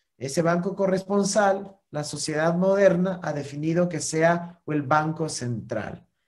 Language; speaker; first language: Spanish; native; Spanish